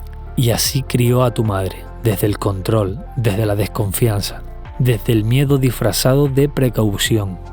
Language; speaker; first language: Spanish; native; Spanish